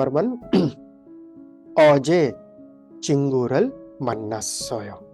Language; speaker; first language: Korean; non-native, fluent; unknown